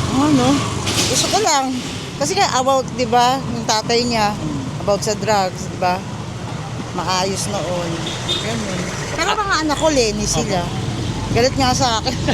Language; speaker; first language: Filipino; native; Filipino